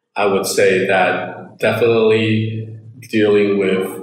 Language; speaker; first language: English; early bilingual, other home language; Chinese